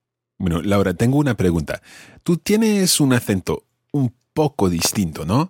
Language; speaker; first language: Spanish; non-native, fluent; English